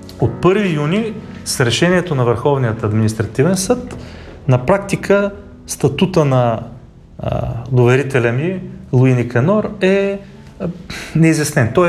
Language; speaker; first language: Bulgarian; native; Bulgarian